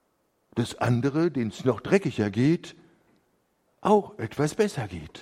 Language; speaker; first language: German; native; German